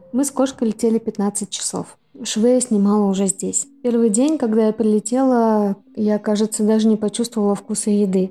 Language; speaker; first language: Russian; native; Russian